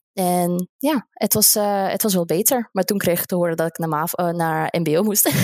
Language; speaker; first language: Dutch; non-native, fluent; Russian